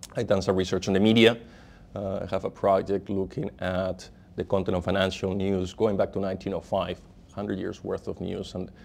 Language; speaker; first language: English; non-native, fluent; Spanish